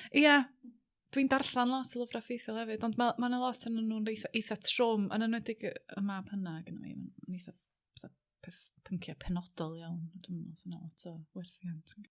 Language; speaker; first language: Welsh; native; Welsh